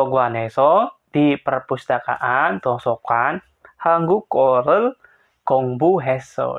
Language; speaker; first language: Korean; non-native, fluent; Indonesian